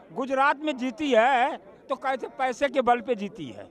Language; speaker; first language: Hindi; native; Hindi